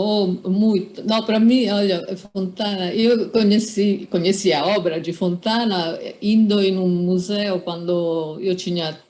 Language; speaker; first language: Portuguese; non-native, fluent; Italian